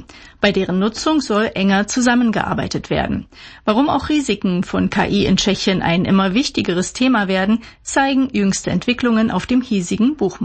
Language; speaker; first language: German; native; German